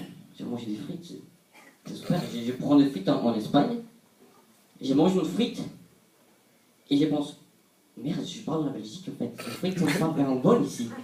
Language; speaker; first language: French; non-native, fluent; Portuguese